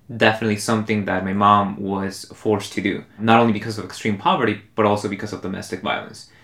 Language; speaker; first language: English; early bilingual, other home language; Spanish